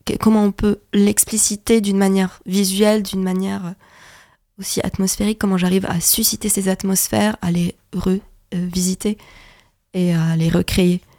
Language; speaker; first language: French; non-native, local second language; Arabic